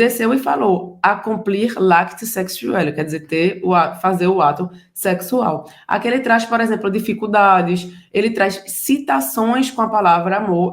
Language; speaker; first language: Portuguese; native; Portuguese